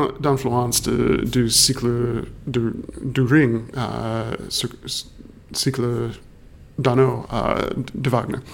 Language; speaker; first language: French; non-native, fluent; English